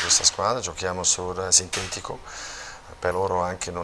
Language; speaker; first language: Italian; non-native, local second language; German